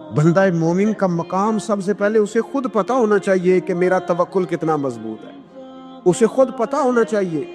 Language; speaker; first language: Urdu; non-native, local second language; Punjabi